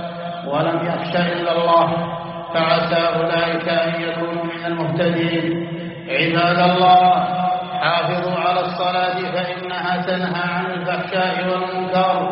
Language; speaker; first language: Arabic; native; Arabic